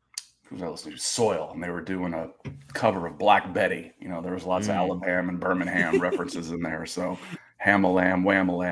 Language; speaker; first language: English; native; English